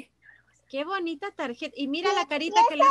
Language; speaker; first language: Spanish; native; Spanish